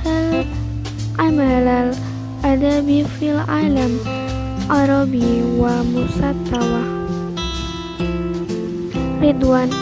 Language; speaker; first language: Arabic; non-native, learner; Indonesian